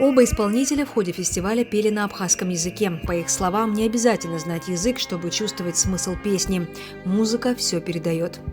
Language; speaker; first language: Russian; native; Russian